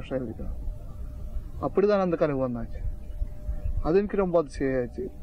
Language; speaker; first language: Tamil; non-native, learner; Malayalam